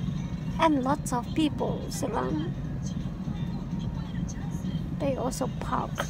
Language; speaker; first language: English; non-native, fluent; Indonesian